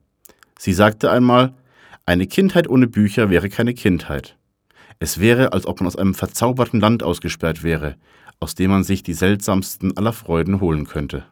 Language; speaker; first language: German; native; German